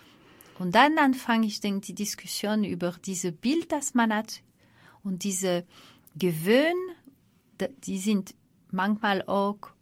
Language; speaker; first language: German; non-native, fluent; French